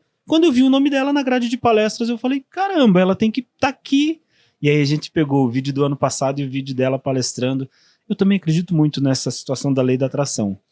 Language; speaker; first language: Portuguese; native; Portuguese